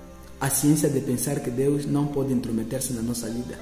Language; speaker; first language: Portuguese; native; Portuguese